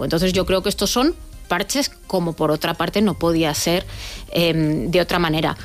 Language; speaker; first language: Spanish; native; Spanish